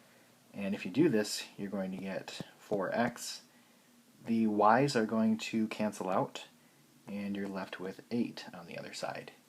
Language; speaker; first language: English; native; English